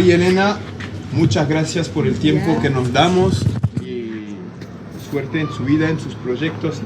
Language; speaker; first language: Spanish; non-native, fluent; French